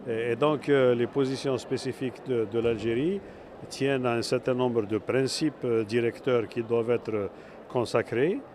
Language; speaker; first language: French; non-native, local second language; Arabic